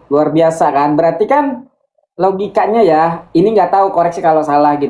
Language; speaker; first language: Indonesian; native; Indonesian